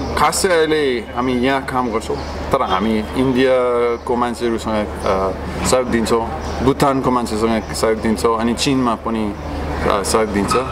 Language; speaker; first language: Nepali; non-native, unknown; English